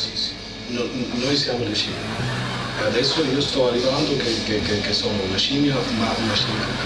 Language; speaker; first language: Italian; non-native, fluent; Albanian